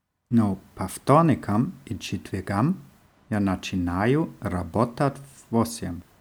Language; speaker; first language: Russian; non-native, learner; German